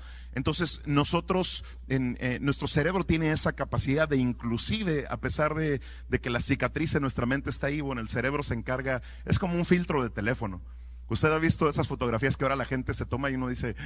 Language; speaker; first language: Spanish; native; Spanish